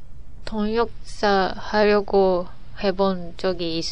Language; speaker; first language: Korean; non-native, learner; Japanese